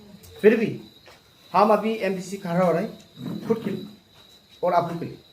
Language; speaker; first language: Hindi; non-native, local second language; Garo